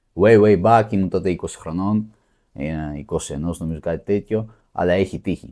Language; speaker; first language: Greek; native; Greek